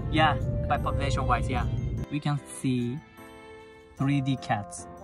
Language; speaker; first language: English; non-native, learner; Japanese